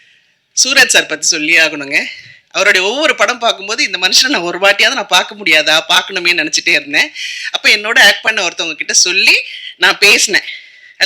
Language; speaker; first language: Tamil; native; Tamil